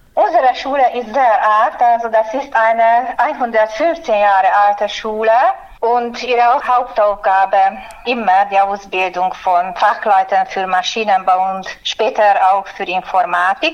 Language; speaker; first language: German; non-native, fluent; Hungarian